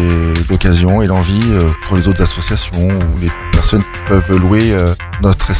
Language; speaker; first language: French; native; French